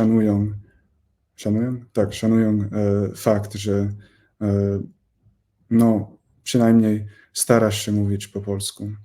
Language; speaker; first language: Polish; non-native, fluent; English